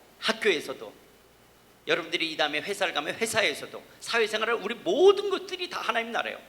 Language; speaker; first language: Korean; native; Korean